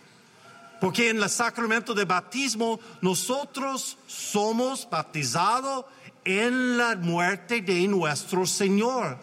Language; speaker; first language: Spanish; non-native, learner; English